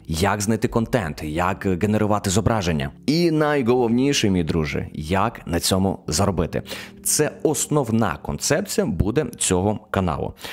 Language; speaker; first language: Ukrainian; non-native, local second language; Russian